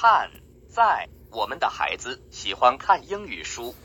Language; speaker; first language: Chinese; non-native, learner; English